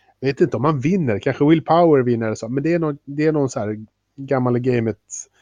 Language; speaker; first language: Swedish; native; Swedish